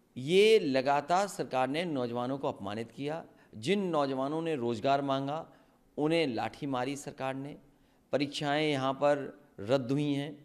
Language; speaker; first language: Hindi; native; Hindi